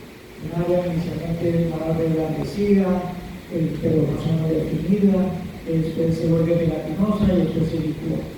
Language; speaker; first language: Spanish; native; Spanish